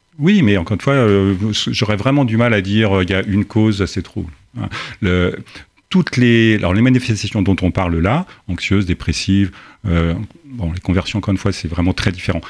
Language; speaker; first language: French; native; French